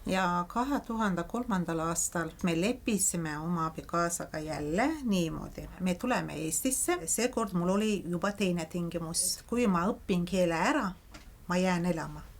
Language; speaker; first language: Estonian; non-native, fluent; Azerbaijani